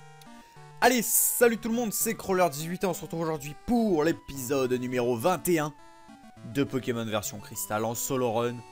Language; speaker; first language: French; native; French